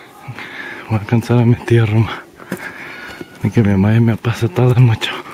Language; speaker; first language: Spanish; early bilingual, heritage; Spanish